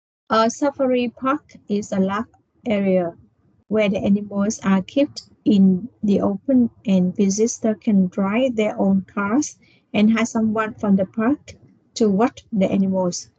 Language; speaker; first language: English; non-native, learner; Vietnamese